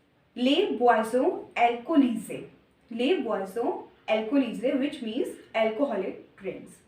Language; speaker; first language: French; non-native, learner; Hindi